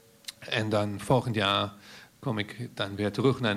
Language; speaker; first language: Dutch; non-native, fluent; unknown